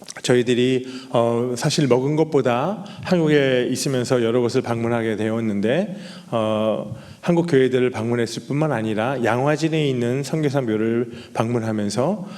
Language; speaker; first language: Korean; native; Korean